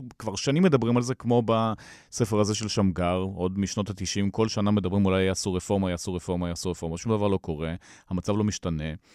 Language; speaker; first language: Hebrew; native; Hebrew